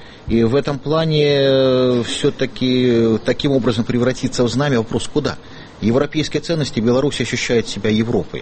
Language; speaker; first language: Russian; native; Russian